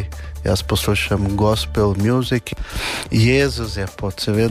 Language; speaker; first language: Slovenian; non-native, learner; Portuguese